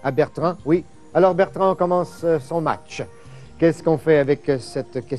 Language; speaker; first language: French; native; French